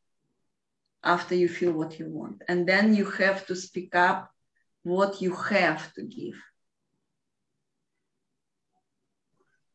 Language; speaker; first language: English; non-native, fluent; Russian